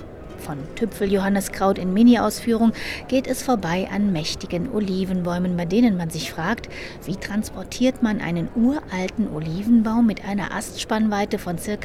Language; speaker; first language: German; native; German